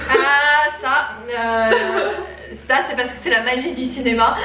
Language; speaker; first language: French; native; French